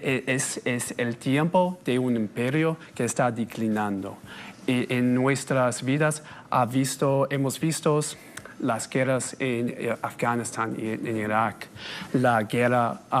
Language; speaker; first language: Spanish; non-native, fluent; English